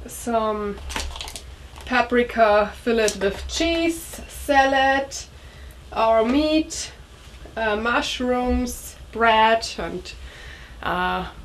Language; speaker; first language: English; non-native, learner; German